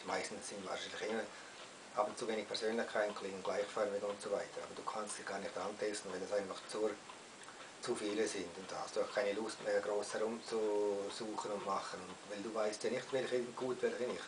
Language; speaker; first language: German; native; German